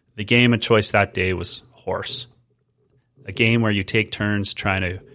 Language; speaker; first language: English; native; English